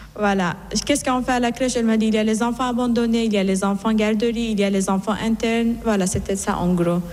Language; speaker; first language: French; non-native, fluent; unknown